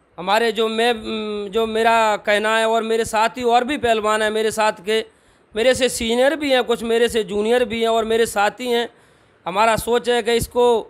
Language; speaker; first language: Hindi; native; Hindi